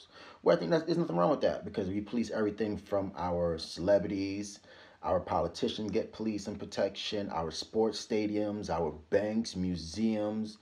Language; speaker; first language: English; native; English